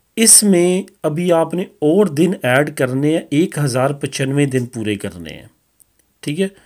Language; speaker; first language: Hindi; non-native, local second language; Punjabi